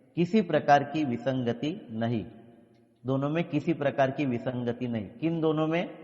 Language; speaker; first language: Hindi; non-native, local second language; Marathi